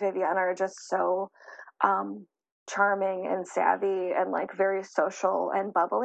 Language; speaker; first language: English; native; English